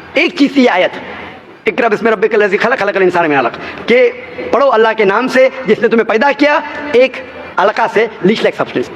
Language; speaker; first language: Hindi; non-native, local second language; Konkani